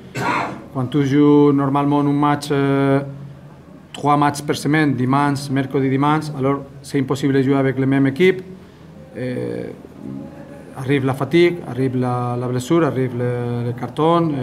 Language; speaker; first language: French; non-native, fluent; Spanish